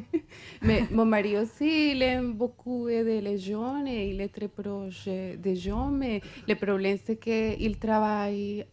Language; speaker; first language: French; non-native, fluent; Spanish